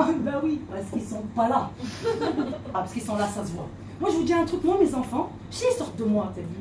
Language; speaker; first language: French; native; French